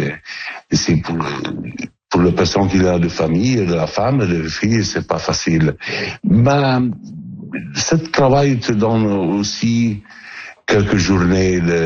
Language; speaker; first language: French; non-native, learner; Italian